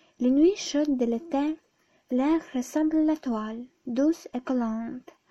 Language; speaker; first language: French; non-native, fluent; Ukrainian